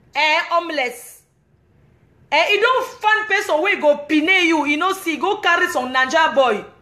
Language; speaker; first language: English; non-native, local second language; French